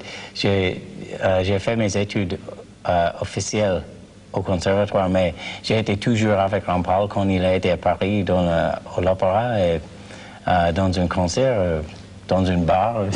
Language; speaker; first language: French; non-native, learner; English